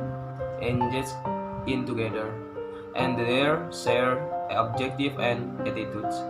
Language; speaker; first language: English; non-native, learner; Indonesian